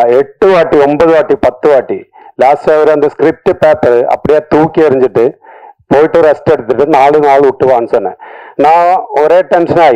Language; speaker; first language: Tamil; non-native, learner; Malayalam